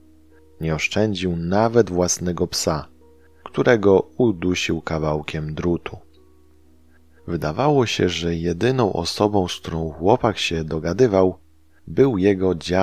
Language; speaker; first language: Polish; native; Polish